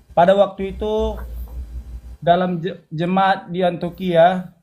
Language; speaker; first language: Indonesian; non-native, local second language; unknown